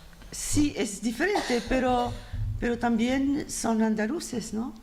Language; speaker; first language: Spanish; non-native, fluent; Arabic